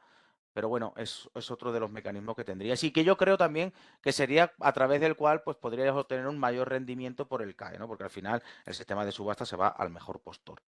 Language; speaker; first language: Spanish; native; Spanish